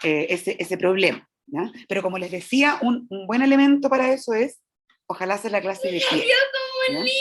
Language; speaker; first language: Spanish; native; Spanish